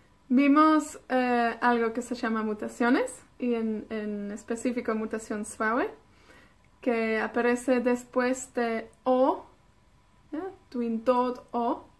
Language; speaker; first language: Spanish; non-native, fluent; Welsh